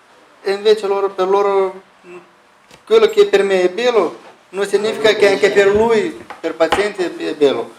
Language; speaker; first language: Italian; non-native, fluent; Romanian